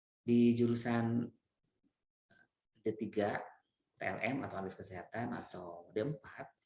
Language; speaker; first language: Indonesian; native; Indonesian